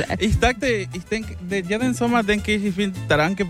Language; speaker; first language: German; non-native, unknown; Spanish